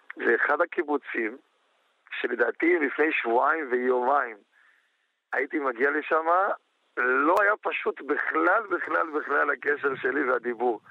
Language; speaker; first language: Hebrew; native; Hebrew